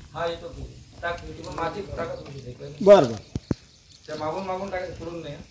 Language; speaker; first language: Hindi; non-native, local second language; Marathi